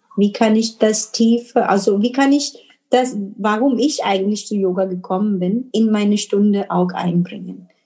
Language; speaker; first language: German; non-native, fluent; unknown